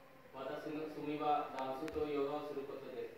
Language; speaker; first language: Japanese; non-native, learner; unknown